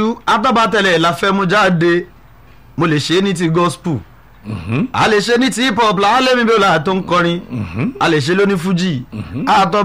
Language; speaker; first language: English; non-native, local second language; Yoruba